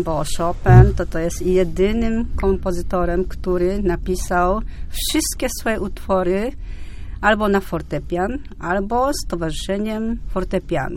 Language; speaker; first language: Polish; non-native, fluent; Japanese